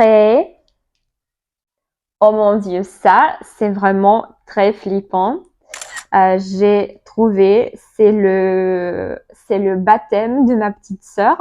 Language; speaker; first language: French; non-native, learner; Russian